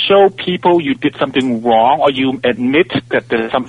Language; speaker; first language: English; non-native, local second language; Cantonese